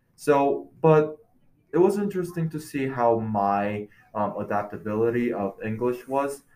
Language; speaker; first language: English; non-native, fluent; Korean